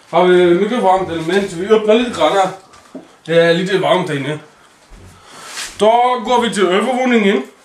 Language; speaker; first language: Norwegian; non-native, learner; Swedish